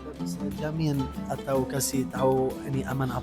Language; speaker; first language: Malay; non-native, fluent; Arabic